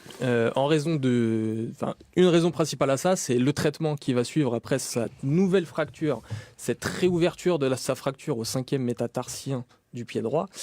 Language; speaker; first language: French; native; French